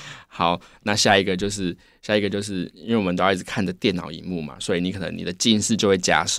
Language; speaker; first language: Chinese; native; Chinese